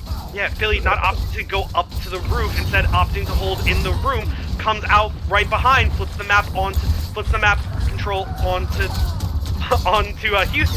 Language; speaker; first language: English; native; English